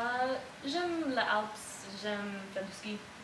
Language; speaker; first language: French; non-native, learner; English